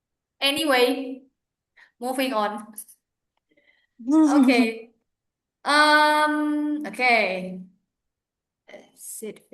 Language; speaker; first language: English; non-native, fluent; Indonesian